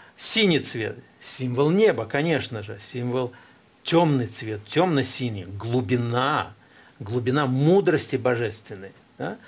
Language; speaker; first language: Russian; native; Russian